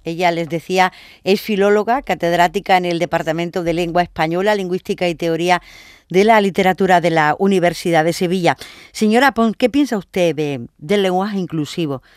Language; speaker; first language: Spanish; native; Spanish